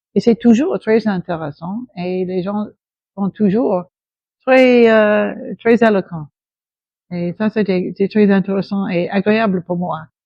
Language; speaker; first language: French; non-native, fluent; English